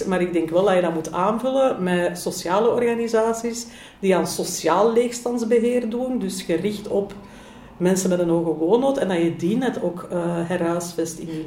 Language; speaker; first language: Dutch; native; Dutch